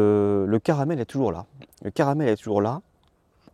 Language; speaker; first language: French; native; French